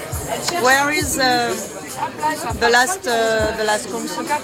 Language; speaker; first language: English; non-native, learner; French